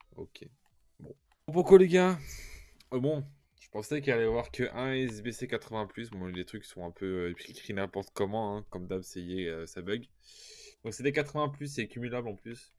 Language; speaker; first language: French; native; French